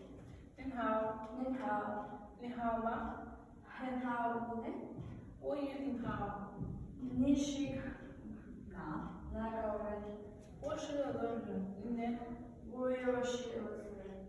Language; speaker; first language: Chinese; non-native, learner; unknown